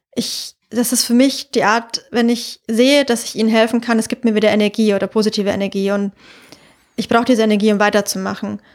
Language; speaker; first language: German; native; German